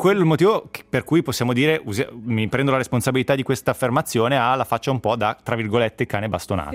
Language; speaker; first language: Italian; native; Italian